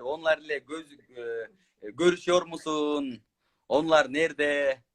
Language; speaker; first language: Turkish; non-native, learner; Kyrgyz